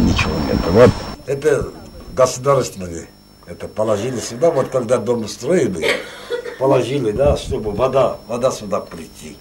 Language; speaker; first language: Russian; non-native, local second language; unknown